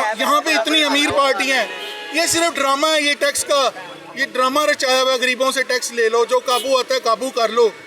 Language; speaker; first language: Urdu; non-native, local second language; Punjabi